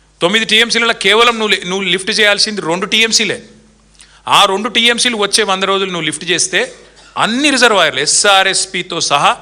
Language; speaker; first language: Telugu; native; Telugu